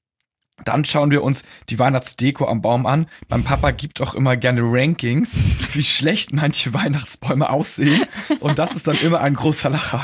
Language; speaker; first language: German; native; German